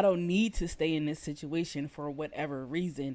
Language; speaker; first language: English; native; English